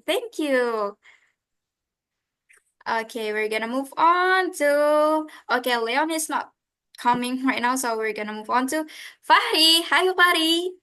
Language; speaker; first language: English; non-native, fluent; Indonesian